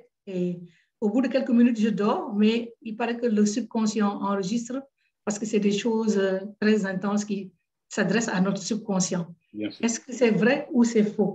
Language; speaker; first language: French; native; French